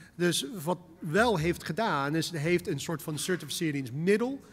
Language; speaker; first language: Dutch; non-native, fluent; English